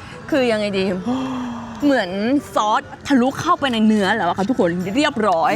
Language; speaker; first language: Thai; non-native, fluent; Korean